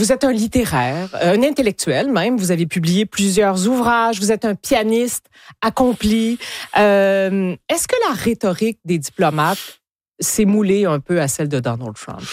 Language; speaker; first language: French; native; French